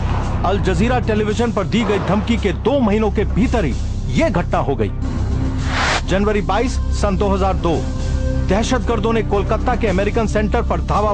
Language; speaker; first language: Hindi; native; Hindi